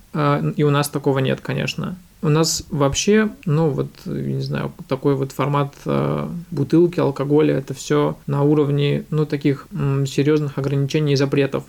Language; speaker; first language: Russian; native; Russian